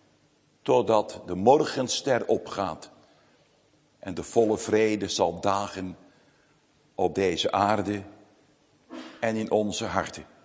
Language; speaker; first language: Dutch; native; Dutch